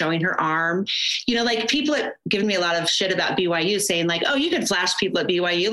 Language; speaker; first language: English; native; English